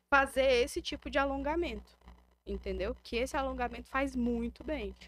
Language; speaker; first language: Portuguese; native; Portuguese